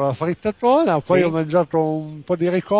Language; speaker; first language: Italian; native; Italian